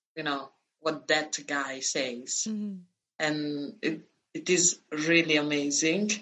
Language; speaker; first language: English; non-native, fluent; Italian